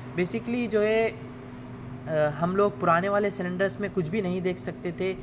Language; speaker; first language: Hindi; non-native, local second language; Urdu